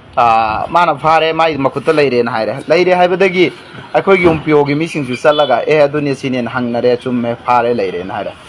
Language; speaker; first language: Manipuri; native; Manipuri